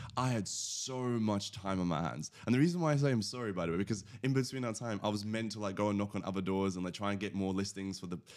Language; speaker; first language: English; early bilingual, other home language; Latvian